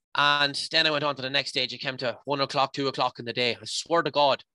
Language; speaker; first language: English; native; English